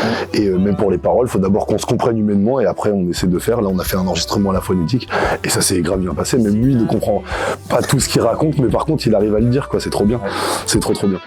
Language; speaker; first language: French; native; French